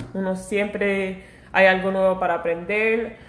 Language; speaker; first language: Spanish; early bilingual, heritage; Spanish